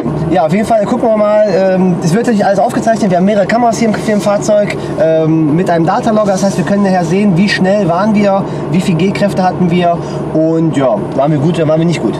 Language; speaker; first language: German; native; German